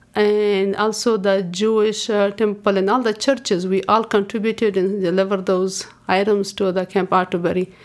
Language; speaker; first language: English; non-native, fluent; Persian